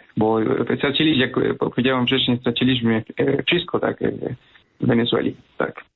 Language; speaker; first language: Polish; non-native, fluent; Spanish